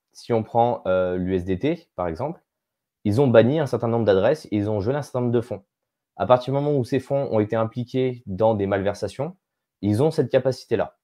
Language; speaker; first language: French; native; French